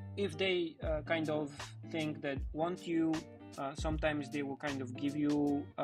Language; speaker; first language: English; non-native, fluent; Polish